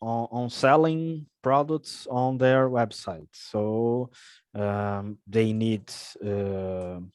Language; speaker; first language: English; non-native, learner; Portuguese